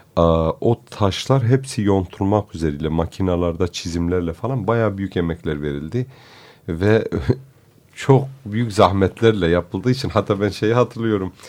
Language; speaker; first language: Turkish; non-native, local second language; Kurdish